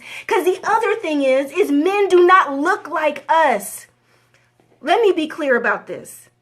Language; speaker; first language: English; native; English